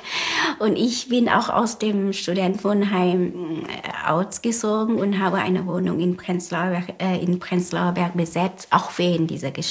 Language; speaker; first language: German; non-native, fluent; Vietnamese